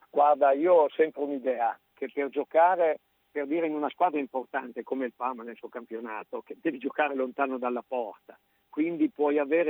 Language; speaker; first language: Italian; native; Italian